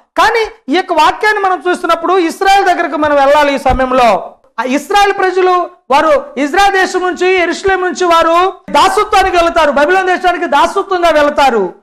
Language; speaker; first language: Telugu; non-native, local second language; Lambadi